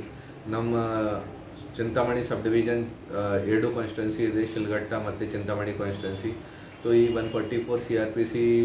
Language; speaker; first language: Kannada; non-native, learner; Hindi